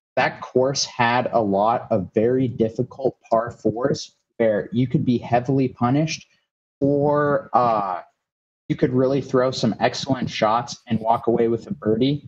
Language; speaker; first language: English; native; English